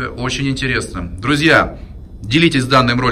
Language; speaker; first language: Russian; native; Russian